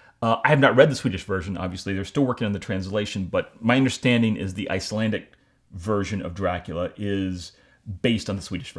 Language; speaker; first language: English; native; English